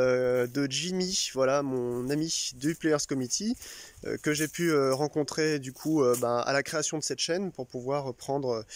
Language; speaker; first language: French; native; French